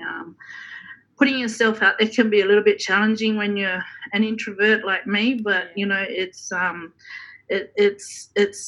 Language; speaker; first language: English; native; English